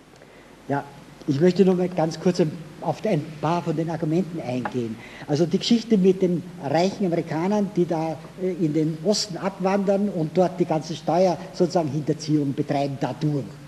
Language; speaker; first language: German; native; German